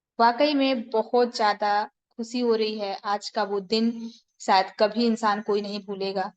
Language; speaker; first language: Hindi; native; Hindi